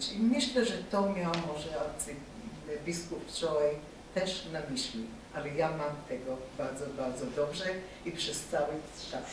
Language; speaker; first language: Polish; non-native, fluent; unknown